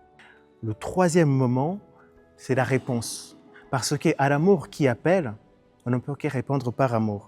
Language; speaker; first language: French; non-native, local second language; Kinyarwanda